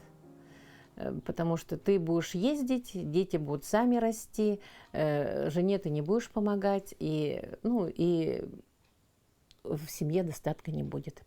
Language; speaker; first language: Russian; non-native, local second language; Yakut